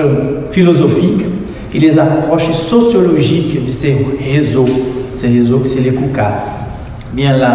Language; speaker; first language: French; non-native, fluent; Portuguese